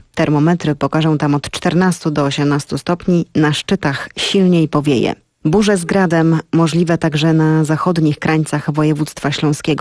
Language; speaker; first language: Polish; native; Polish